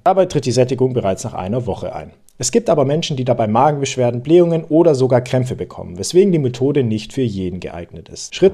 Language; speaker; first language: German; native; German